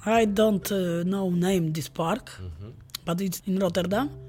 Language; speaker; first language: English; non-native, learner; Polish